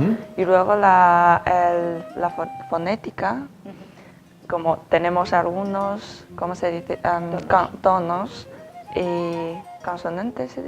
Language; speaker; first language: Spanish; non-native, fluent; Chinese